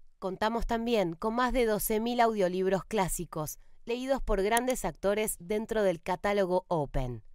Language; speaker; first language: Spanish; native; Spanish